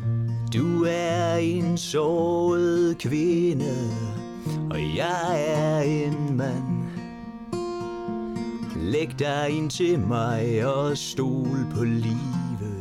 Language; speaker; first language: Danish; native; Danish